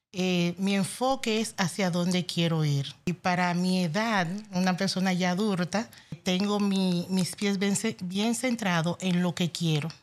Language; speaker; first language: Spanish; non-native, fluent; Haitian Creole